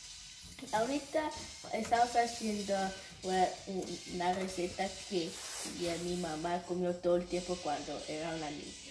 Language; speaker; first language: Spanish; early bilingual, heritage; English